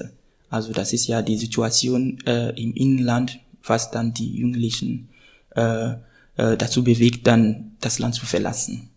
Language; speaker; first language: German; non-native, fluent; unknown